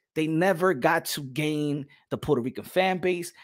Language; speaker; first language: English; early bilingual, other home language; Spanish